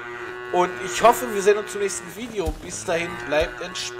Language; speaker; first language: German; native; German